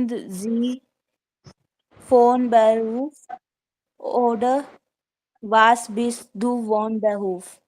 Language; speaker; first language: German; non-native, learner; Hindi